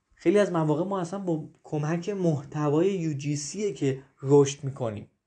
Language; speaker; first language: Persian; native; Persian